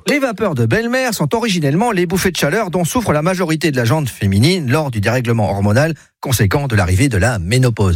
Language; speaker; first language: French; native; French